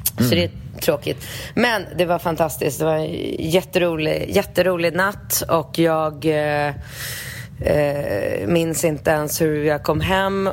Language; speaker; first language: Swedish; early bilingual, other home language; Polish